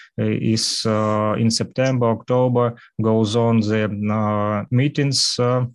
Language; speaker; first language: English; non-native, learner; Russian